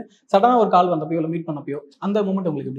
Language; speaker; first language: Tamil; native; Tamil